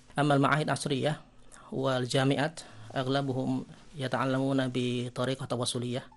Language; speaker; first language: Arabic; non-native, fluent; Indonesian